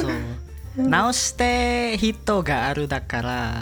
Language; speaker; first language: Japanese; non-native, learner; Indonesian